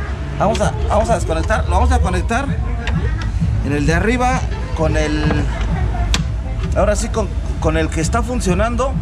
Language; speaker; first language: Spanish; native; Spanish